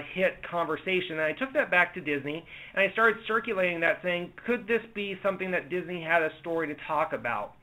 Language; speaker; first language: English; native; English